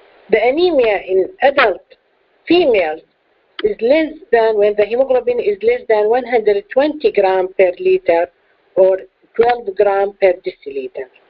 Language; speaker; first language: English; non-native, fluent; Arabic